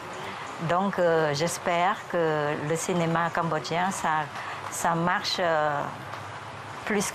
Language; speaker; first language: French; non-native, fluent; Khmer